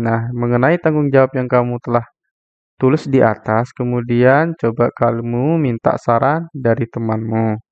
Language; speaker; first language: Indonesian; native; Indonesian